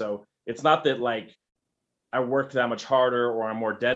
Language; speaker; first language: English; native; English